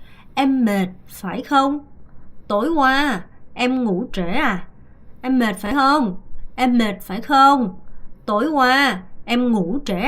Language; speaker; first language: Vietnamese; non-native, fluent; Korean